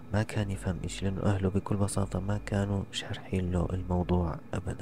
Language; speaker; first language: Arabic; native; Arabic